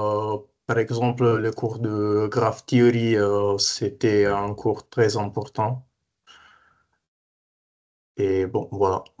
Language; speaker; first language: French; non-native, fluent; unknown